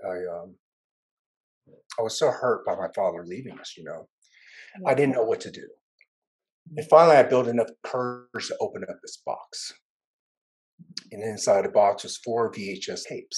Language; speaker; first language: English; early bilingual, other home language; Vietnamese